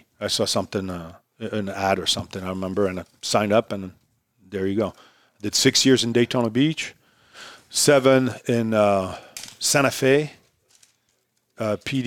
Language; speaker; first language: English; non-native, fluent; French